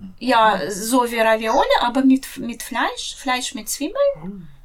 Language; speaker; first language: German; non-native, learner; Russian